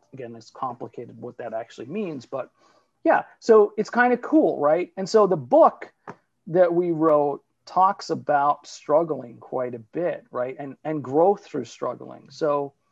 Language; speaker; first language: English; early bilingual, other home language; Italian